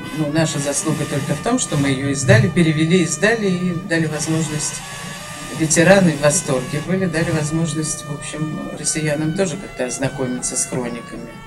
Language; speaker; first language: Russian; native; Russian